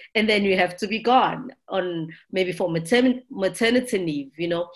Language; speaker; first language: English; non-native, local second language; Zulu